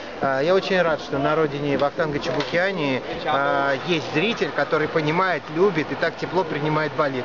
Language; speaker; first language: Russian; native; Russian